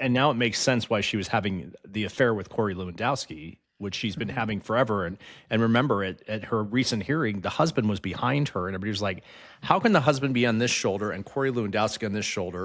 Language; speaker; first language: English; native; English